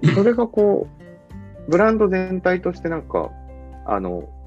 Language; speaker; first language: Japanese; early bilingual, other home language; Italian